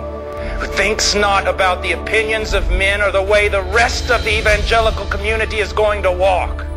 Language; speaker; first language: English; native; English